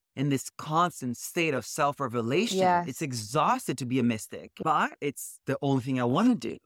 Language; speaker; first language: English; early bilingual, other home language; Portuguese